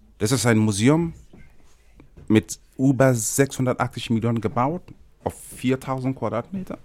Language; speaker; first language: German; non-native, fluent; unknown